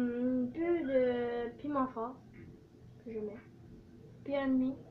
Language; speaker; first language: French; native; French